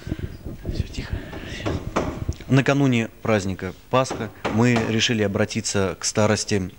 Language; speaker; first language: Russian; native; Russian